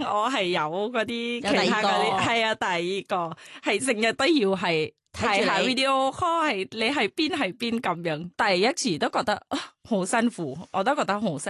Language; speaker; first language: Cantonese; non-native, learner; Thai